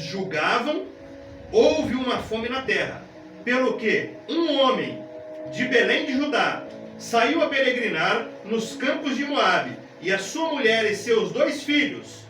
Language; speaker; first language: Portuguese; native; Portuguese